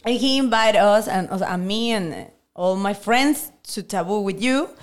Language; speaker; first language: English; non-native, learner; Spanish